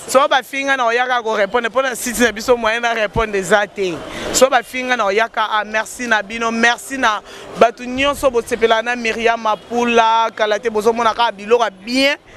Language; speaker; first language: Lingala; native; Lingala